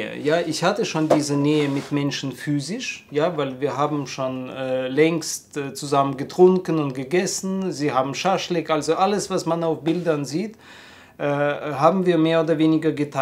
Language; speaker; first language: German; non-native, fluent; Russian